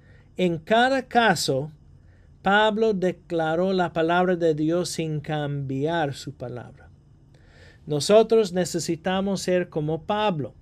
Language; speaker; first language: Spanish; non-native, fluent; English